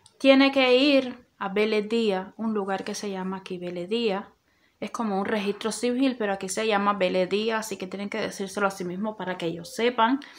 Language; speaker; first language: Spanish; native; Spanish